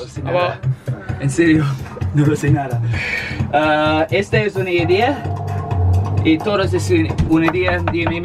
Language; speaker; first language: Spanish; non-native, learner; English